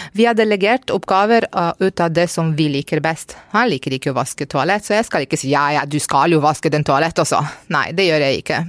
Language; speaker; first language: Norwegian; non-native, fluent; Romanian